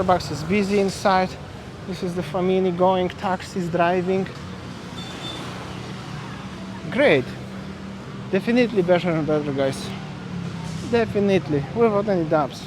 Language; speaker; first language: English; non-native, fluent; Polish